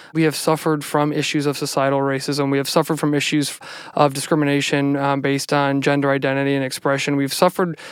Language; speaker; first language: English; native; English